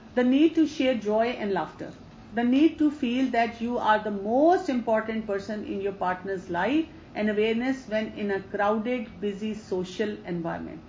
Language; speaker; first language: English; non-native, local second language; Urdu